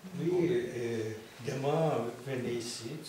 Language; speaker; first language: French; non-native, fluent; Portuguese